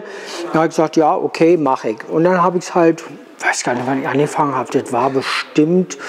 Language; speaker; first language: German; native; German